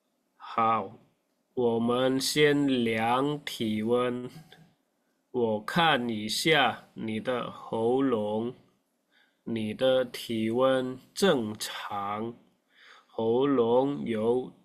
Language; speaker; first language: Chinese; non-native, fluent; Indonesian